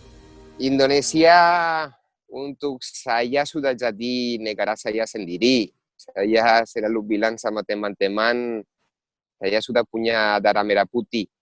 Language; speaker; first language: Indonesian; non-native, fluent; Spanish